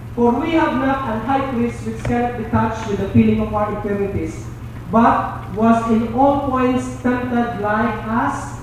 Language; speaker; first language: English; non-native, local second language; Filipino